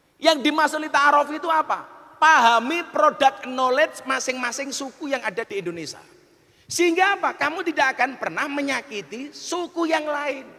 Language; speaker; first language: Indonesian; non-native, local second language; Javanese